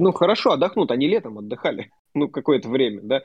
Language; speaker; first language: Russian; native; Russian